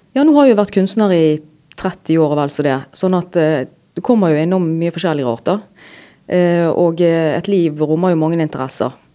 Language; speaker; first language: Norwegian; native; Norwegian